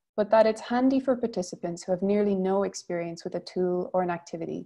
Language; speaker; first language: English; native; English